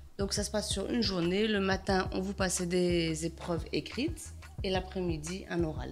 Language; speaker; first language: French; non-native, local second language; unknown